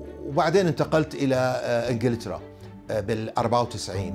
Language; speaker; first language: Arabic; native; Arabic